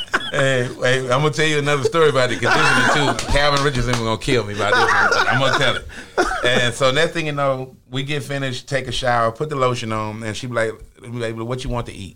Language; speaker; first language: English; native; English